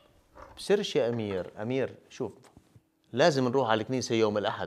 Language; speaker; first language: Arabic; native; Arabic